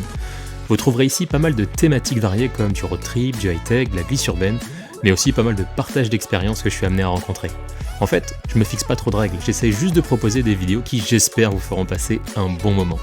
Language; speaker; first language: French; native; French